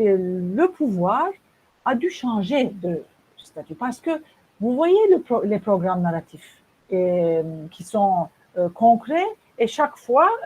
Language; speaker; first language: French; non-native, fluent; Turkish